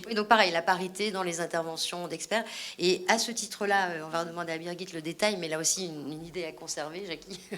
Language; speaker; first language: French; native; French